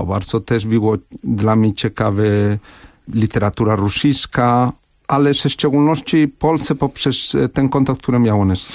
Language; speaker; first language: Polish; non-native, fluent; Spanish